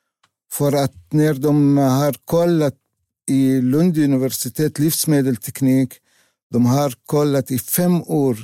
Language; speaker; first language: Swedish; non-native, learner; Arabic